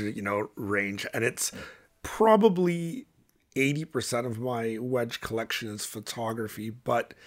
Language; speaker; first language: English; native; English